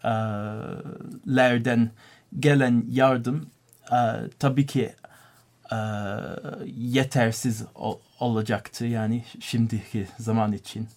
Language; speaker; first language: Turkish; non-native, learner; English